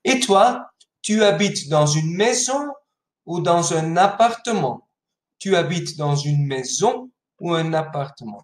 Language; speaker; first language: French; non-native, fluent; Spanish